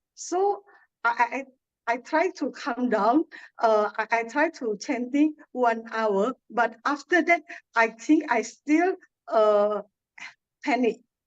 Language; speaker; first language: English; non-native, learner; Indonesian